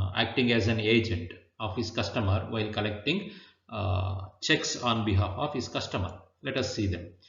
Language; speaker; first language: English; non-native, local second language; Kannada